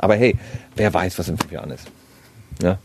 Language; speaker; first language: German; native; German